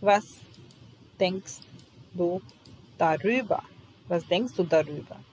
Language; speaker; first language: German; non-native, fluent; Serbian